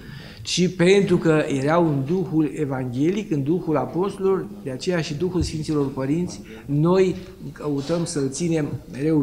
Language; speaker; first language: Romanian; native; Romanian